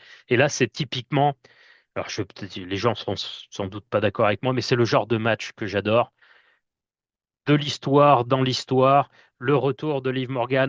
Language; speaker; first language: French; native; French